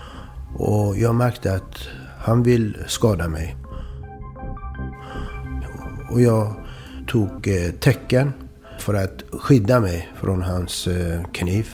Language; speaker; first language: Swedish; non-native, fluent; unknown